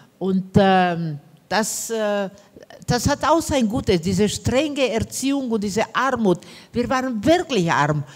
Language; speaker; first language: German; non-native, fluent; Romanian